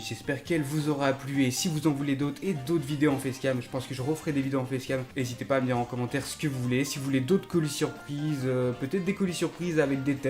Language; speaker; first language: French; native; French